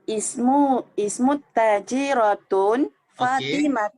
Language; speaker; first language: Arabic; non-native, learner; Malay